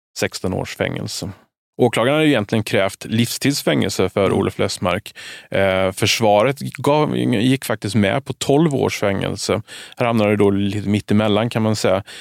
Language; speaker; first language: Swedish; native; Swedish